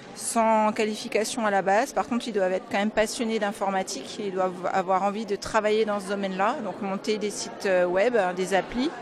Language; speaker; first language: French; native; French